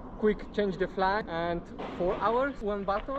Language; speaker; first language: English; non-native, fluent; Polish